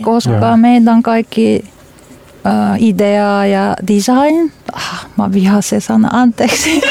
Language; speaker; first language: Finnish; non-native, learner; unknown